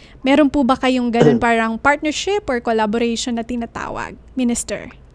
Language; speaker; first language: Filipino; non-native, local second language; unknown